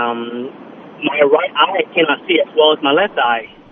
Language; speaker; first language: English; early bilingual, other home language; Vietnamese